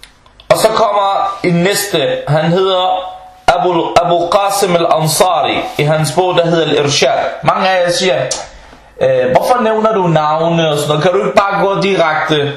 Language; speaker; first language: Danish; early bilingual, other home language; Arabic